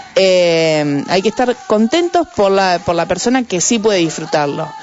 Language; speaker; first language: Spanish; native; Spanish